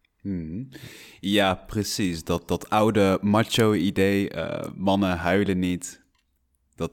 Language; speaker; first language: Dutch; non-native, fluent; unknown